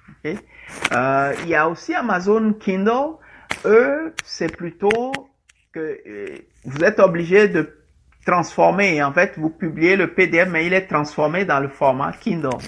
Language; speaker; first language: French; non-native, local second language; Ewe